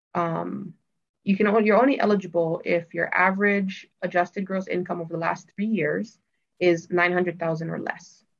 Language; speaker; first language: English; native; English